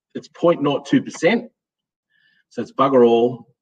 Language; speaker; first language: English; native; English